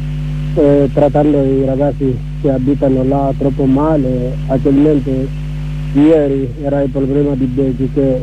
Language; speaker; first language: Italian; non-native, learner; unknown